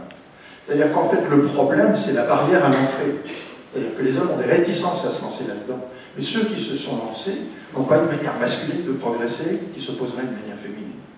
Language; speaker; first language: French; native; French